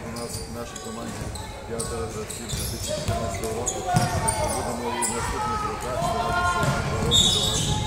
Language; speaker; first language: Polish; non-native, learner; Ukrainian